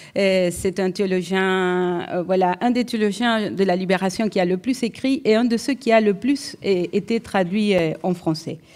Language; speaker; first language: French; non-native, fluent; Spanish